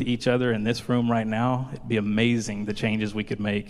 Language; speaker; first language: English; native; English